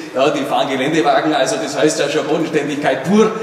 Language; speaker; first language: German; native; German